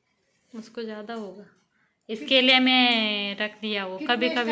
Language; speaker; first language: Hindi; non-native, local second language; Kannada